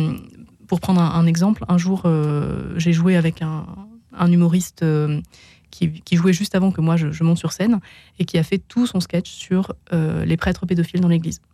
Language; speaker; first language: French; native; French